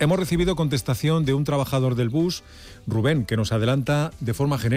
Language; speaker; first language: Spanish; native; Spanish